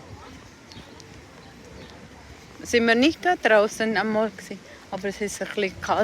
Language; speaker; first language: German; non-native, learner; Cebuano